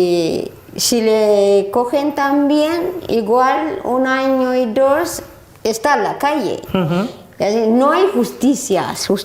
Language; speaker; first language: Spanish; non-native, learner; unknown